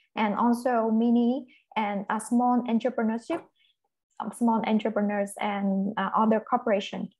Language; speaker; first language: English; non-native, fluent; Vietnamese